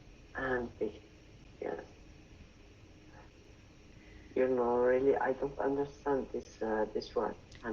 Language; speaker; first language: English; non-native, learner; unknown